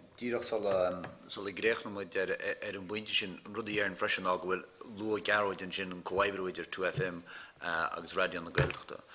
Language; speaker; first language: Irish; native; Irish